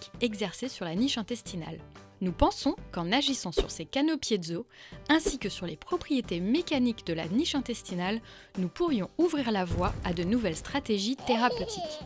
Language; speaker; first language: French; early bilingual, other home language; Arabic